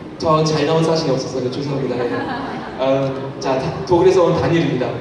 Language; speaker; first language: Korean; non-native, fluent; German